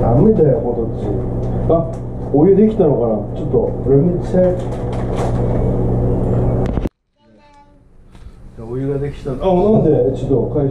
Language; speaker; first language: Japanese; native; Japanese